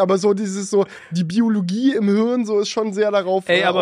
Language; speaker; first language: German; native; German